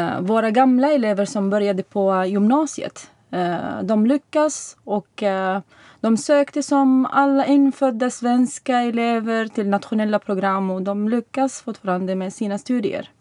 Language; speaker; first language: Swedish; non-native, fluent; Arabic